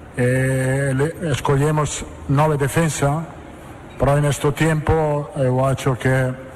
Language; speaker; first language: Portuguese; non-native, learner; Italian